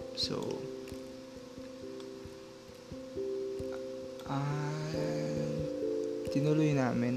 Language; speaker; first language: English; non-native, local second language; Filipino